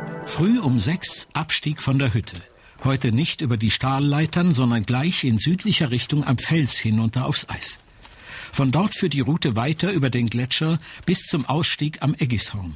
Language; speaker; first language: German; native; German